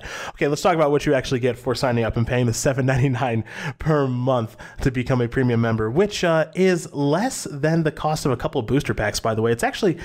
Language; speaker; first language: English; native; English